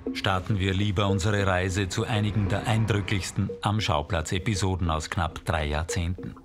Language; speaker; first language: German; native; German